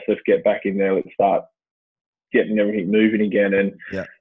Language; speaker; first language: English; native; English